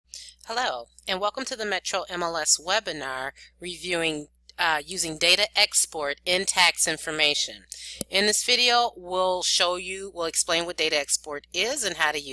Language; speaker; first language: English; native; English